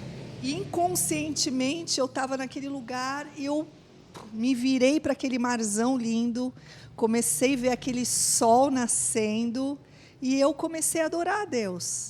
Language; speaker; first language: Portuguese; native; Portuguese